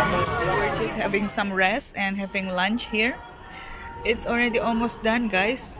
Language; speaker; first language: English; non-native, fluent; Indonesian